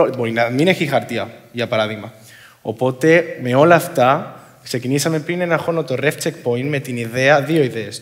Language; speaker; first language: Greek; non-native, fluent; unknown